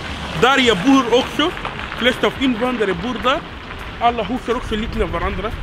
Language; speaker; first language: Swedish; non-native, fluent; Arabic